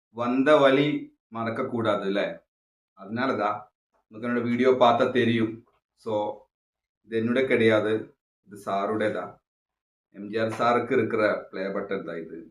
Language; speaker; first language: Tamil; non-native, local second language; Malayalam